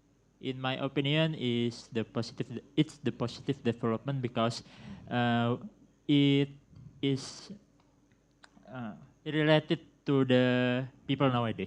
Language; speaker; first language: English; non-native, learner; Indonesian